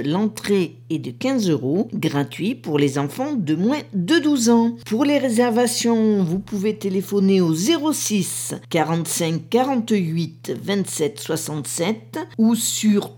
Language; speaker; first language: French; native; French